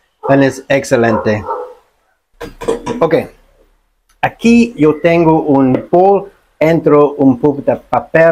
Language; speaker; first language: Spanish; non-native, learner; English